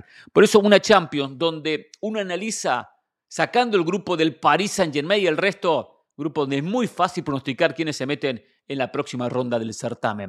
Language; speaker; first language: Spanish; native; Spanish